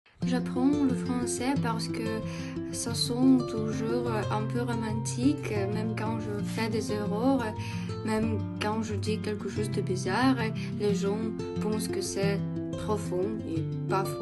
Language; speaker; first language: French; non-native, fluent; Ukrainian